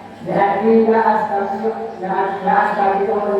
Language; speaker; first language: Arabic; non-native, learner; Indonesian